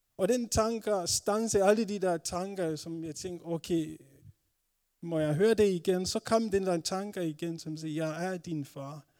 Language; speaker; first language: Danish; non-native, fluent; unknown